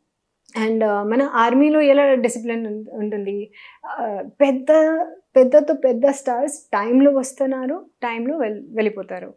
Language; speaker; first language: Telugu; non-native, learner; Hindi